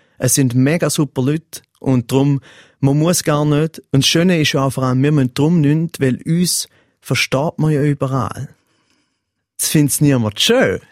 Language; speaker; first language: German; native; German